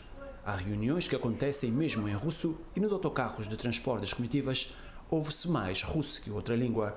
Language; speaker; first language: Portuguese; non-native, local second language; Kabuverdianu